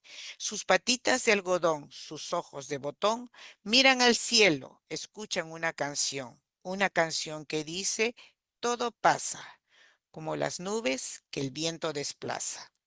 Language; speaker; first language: Spanish; native; Spanish